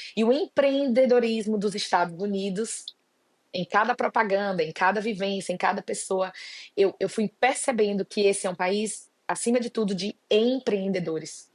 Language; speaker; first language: Portuguese; native; Portuguese